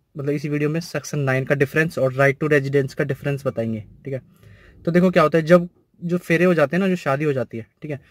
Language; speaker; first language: Hindi; native; Hindi